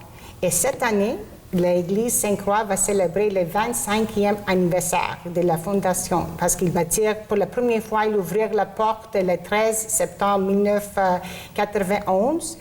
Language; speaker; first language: French; non-native, local second language; Greek